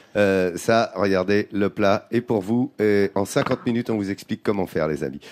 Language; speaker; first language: French; native; French